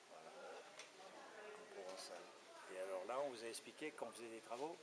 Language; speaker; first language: French; native; French